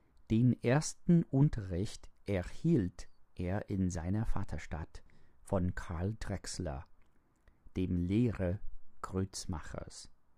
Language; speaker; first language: German; non-native, fluent; English